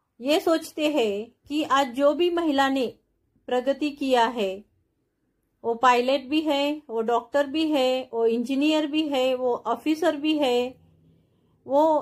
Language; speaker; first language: Hindi; non-native, local second language; Marathi